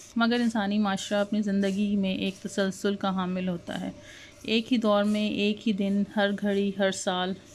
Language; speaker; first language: Urdu; non-native, local second language; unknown